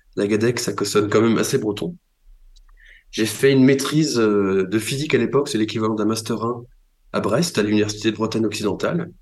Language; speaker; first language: French; native; French